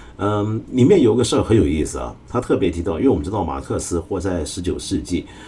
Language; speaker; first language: Chinese; early bilingual, other home language; Cantonese